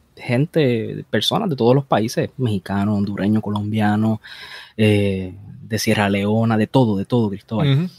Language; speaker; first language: Spanish; native; Spanish